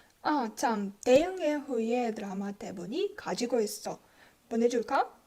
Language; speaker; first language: Korean; non-native, learner; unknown